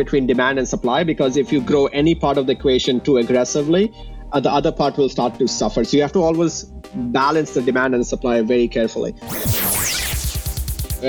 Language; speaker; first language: English; non-native, local second language; Hindi